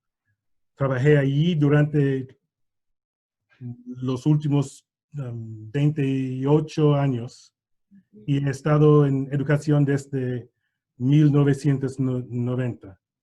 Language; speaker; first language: Spanish; non-native, learner; English